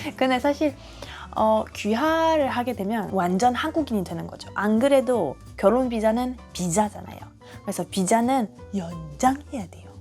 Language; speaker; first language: Korean; non-native, fluent; German